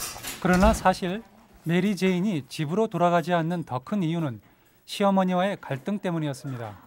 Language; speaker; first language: Korean; native; Korean